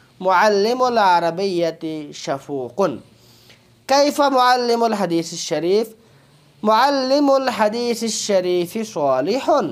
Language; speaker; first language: Arabic; non-native, learner; Urdu